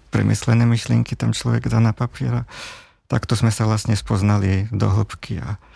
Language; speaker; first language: Slovak; native; Slovak